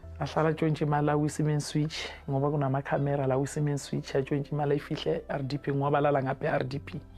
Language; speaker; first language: Zulu; non-native, local second language; Tsonga